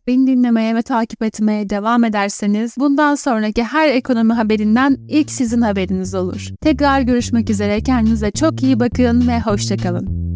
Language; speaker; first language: Turkish; native; Turkish